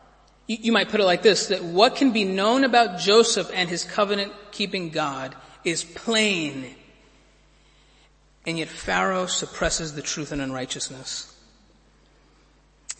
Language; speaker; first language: English; native; English